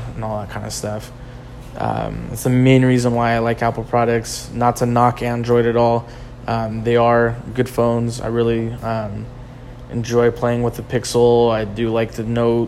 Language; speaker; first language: English; native; English